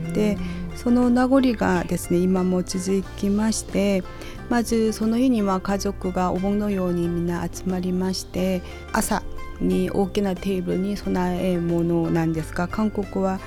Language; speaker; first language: Japanese; non-native, fluent; Korean